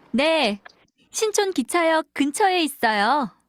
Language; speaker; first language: Korean; non-native, learner; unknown